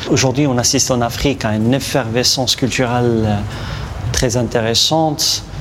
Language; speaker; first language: French; non-native, local second language; Arabic